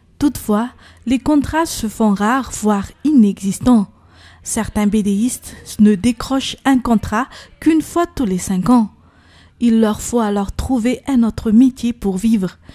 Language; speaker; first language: French; non-native, local second language; Malagasy